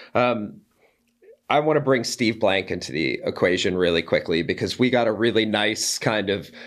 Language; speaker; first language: English; native; English